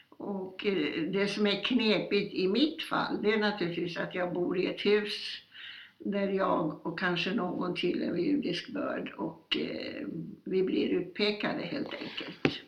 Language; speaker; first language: Swedish; early bilingual, other home language; Polish